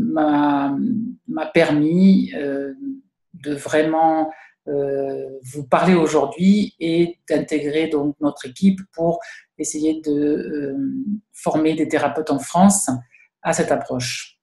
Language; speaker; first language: French; native; French